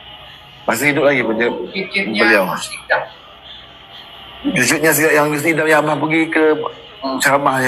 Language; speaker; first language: Malay; native; Malay